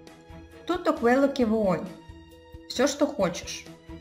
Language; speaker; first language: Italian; non-native, fluent; Russian